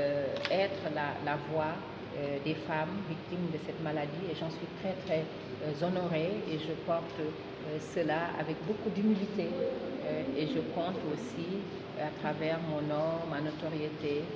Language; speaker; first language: French; non-native, local second language; Wolof